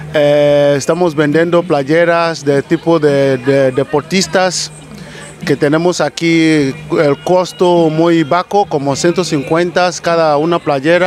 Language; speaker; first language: Spanish; non-native, local second language; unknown